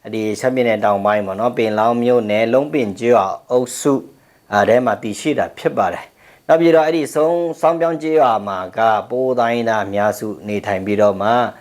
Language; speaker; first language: Burmese; non-native, local second language; Pa'o Karen